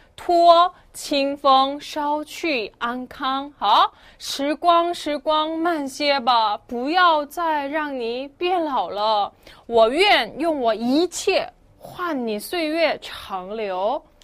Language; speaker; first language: Chinese; non-native, fluent; Korean